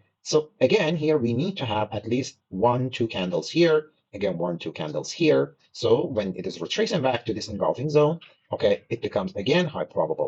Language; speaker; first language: English; non-native, fluent; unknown